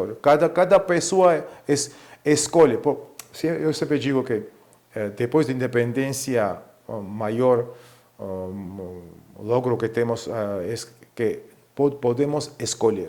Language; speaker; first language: Portuguese; non-native, fluent; Georgian